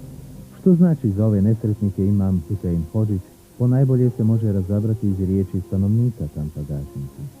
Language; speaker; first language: Bosnian; native; Bosnian